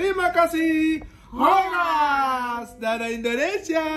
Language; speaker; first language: Indonesian; non-native, learner; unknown